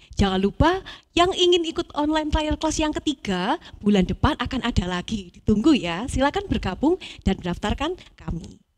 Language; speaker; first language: Indonesian; native; Indonesian